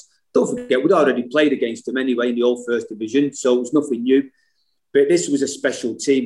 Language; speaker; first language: English; native; English